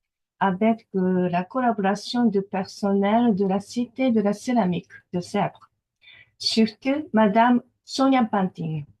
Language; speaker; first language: French; non-native, fluent; Japanese